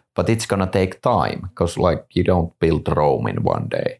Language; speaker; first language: English; non-native, fluent; Finnish